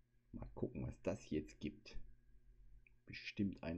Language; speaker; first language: German; native; German